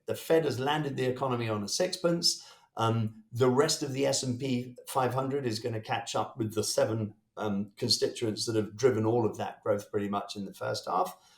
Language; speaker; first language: English; native; English